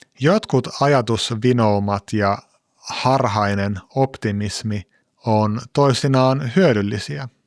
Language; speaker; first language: Finnish; native; Finnish